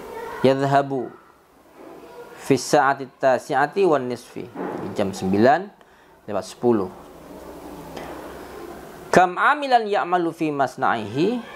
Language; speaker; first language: Arabic; non-native, fluent; Indonesian